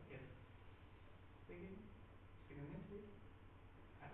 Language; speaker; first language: English; non-native, learner; Chinese